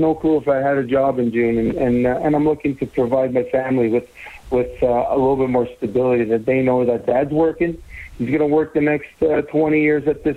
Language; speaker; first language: English; native; English